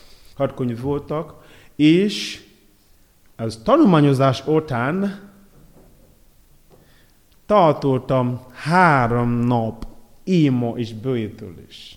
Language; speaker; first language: Hungarian; non-native, learner; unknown